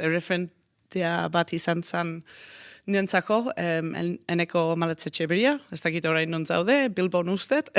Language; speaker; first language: Basque; non-native, fluent; Danish